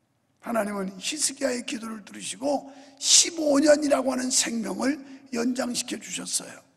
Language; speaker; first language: Korean; native; Korean